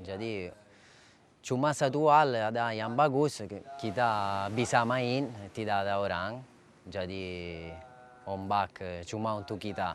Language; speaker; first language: Indonesian; non-native, learner; Italian